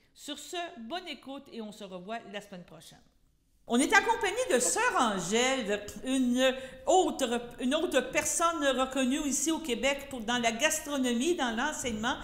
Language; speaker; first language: French; native; French